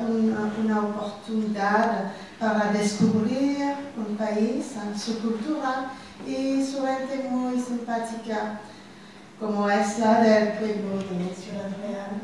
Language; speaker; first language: Spanish; non-native, learner; French